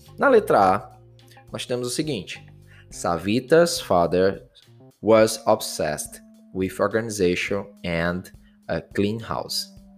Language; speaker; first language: English; non-native, fluent; Portuguese